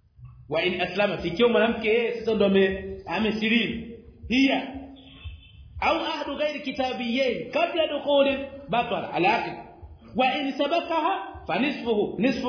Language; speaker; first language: Arabic; non-native, fluent; Swahili